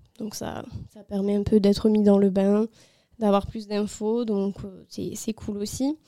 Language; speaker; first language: French; native; French